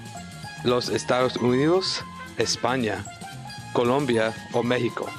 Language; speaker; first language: Spanish; non-native, learner; English